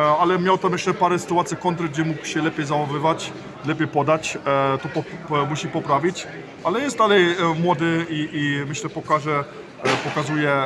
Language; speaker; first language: Polish; early bilingual, heritage; Polish